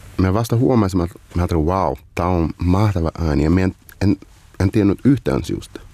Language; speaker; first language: Finnish; non-native, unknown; Portuguese